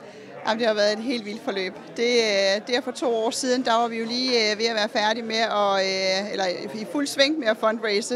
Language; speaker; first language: Danish; native; Danish